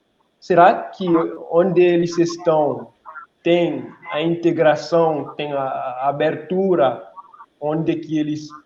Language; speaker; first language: Portuguese; non-native, local second language; Haitian Creole